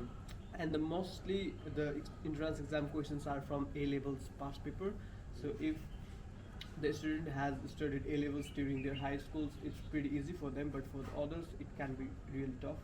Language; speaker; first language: English; non-native, fluent; Nepali